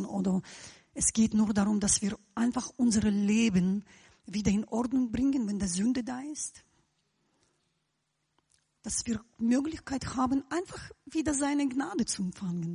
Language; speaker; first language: German; non-native, fluent; Russian